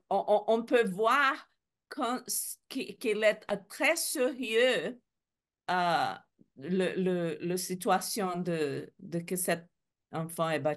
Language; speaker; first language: French; non-native, learner; Portuguese